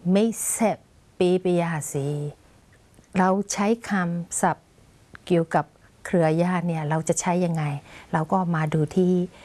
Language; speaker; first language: Thai; non-native, fluent; Burmese